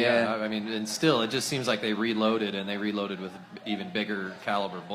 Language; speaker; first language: English; native; English